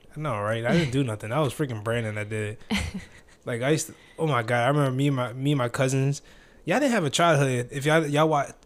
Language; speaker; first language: English; early bilingual, other home language; Filipino